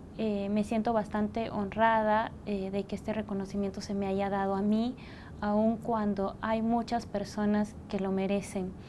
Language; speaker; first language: Spanish; native; Spanish